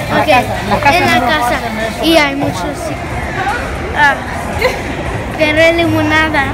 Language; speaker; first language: Spanish; early bilingual, heritage; Spanish